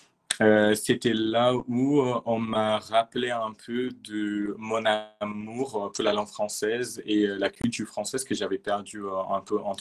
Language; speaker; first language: French; non-native, fluent; English